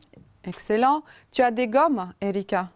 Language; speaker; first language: French; non-native, fluent; Romanian